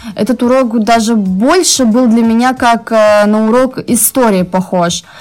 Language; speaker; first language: Russian; native; Russian